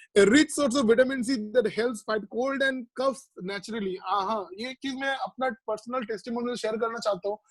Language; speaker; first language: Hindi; non-native, local second language; Bangla